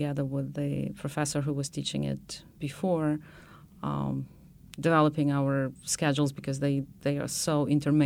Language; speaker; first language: English; non-native, fluent; Ukrainian